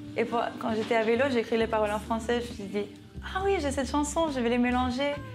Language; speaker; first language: French; non-native, fluent; Spanish